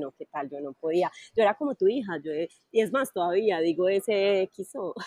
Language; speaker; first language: Spanish; native; Spanish